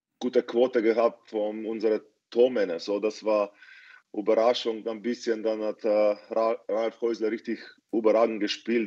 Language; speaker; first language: German; non-native, fluent; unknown